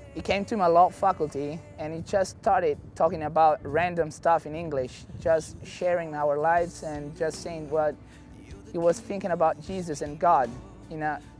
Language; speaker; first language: English; non-native, fluent; Italian